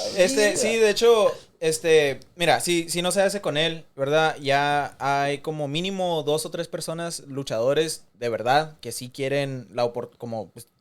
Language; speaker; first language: Spanish; early bilingual, other home language; English